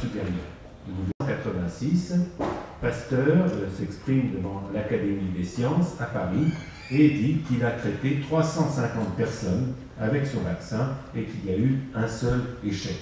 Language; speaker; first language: French; native; French